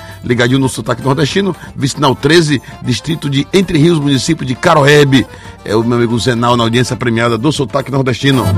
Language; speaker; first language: Portuguese; native; Portuguese